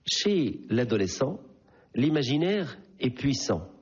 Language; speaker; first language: French; non-native, local second language; Arabic